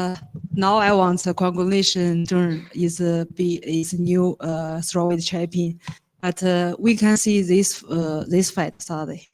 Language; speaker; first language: English; non-native, learner; Chinese